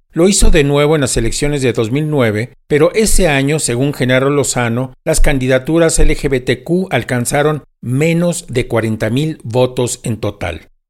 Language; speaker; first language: Spanish; native; Spanish